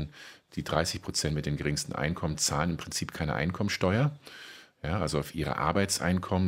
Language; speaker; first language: German; native; German